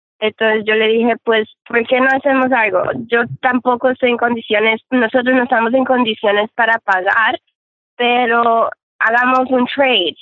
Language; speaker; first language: Spanish; early bilingual, heritage; Spanish